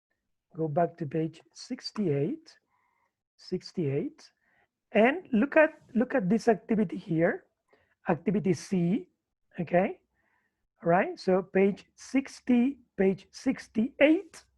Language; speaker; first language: English; non-native, fluent; Spanish